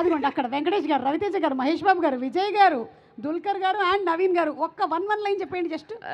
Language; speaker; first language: Telugu; native; Telugu